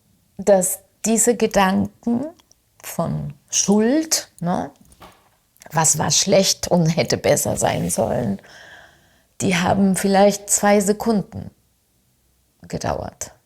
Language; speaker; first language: German; non-native, fluent; Spanish